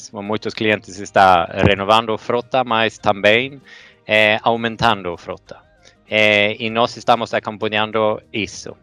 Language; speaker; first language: Portuguese; non-native, fluent; Swedish